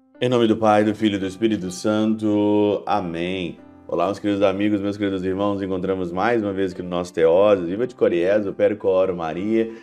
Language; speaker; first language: Portuguese; native; Portuguese